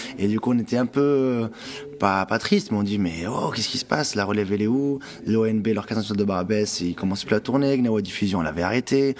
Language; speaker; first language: French; non-native, local second language; Arabic